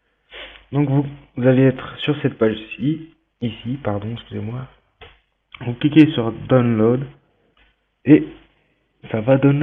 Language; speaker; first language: French; native; French